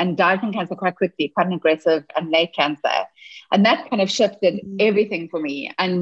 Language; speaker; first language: English; native; English